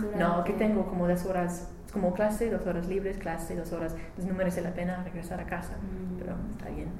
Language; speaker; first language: Spanish; non-native, learner; English